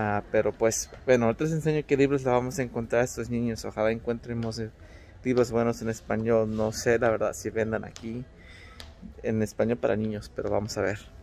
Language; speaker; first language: Spanish; early bilingual, heritage; Spanish